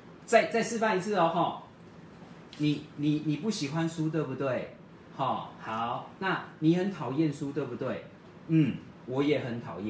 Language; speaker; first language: Chinese; native; Chinese